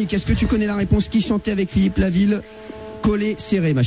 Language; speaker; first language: French; native; French